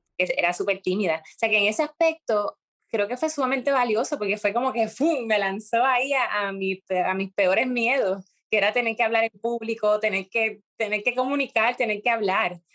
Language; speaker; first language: Spanish; native; Spanish